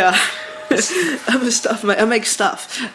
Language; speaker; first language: English; non-native, fluent; French